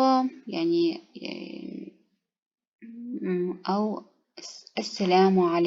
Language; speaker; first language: Arabic; non-native, learner; Kazakh